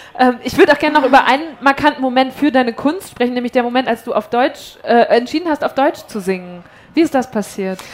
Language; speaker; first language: German; native; German